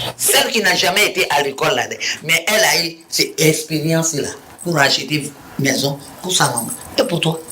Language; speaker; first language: French; non-native, local second language; Mandingo